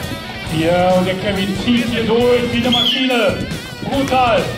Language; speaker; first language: German; native; German